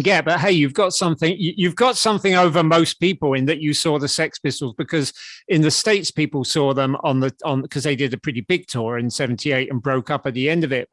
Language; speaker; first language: English; native; English